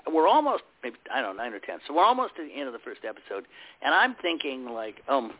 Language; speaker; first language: English; native; English